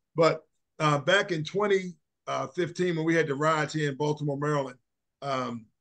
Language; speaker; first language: English; native; English